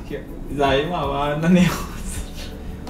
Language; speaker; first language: Japanese; non-native, learner; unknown